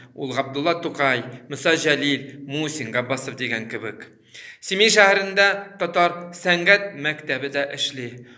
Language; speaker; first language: Tatar; early bilingual, heritage; Tatar